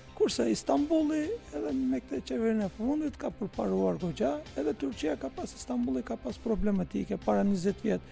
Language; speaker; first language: Albanian; non-native, fluent; Turkish